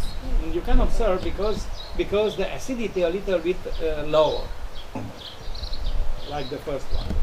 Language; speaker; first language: English; non-native, learner; Romanian